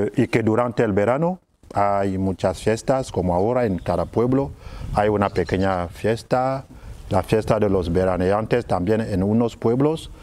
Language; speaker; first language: Spanish; non-native, fluent; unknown